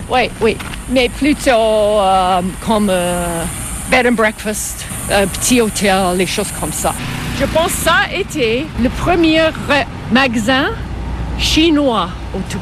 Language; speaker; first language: French; non-native, fluent; English